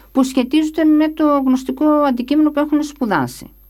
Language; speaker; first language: Greek; early bilingual, other home language; English